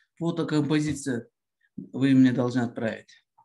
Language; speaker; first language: Russian; non-native, local second language; Kazakh